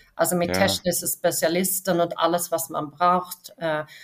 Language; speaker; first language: German; non-native, fluent; Swedish